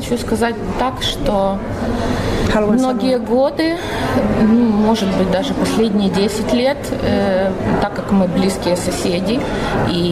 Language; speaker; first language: Russian; native; Russian